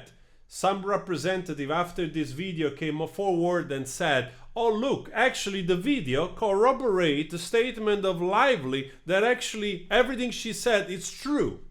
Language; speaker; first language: English; non-native, fluent; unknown